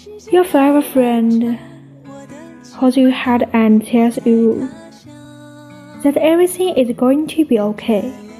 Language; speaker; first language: English; non-native, learner; Chinese